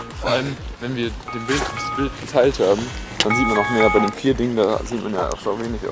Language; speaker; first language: German; native; German